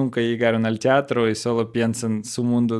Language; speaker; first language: Spanish; non-native, learner; Russian